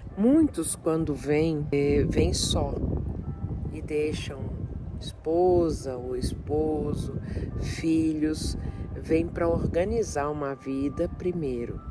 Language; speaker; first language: Portuguese; native; Portuguese